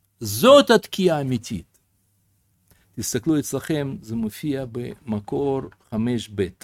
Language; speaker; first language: Hebrew; non-native, fluent; Russian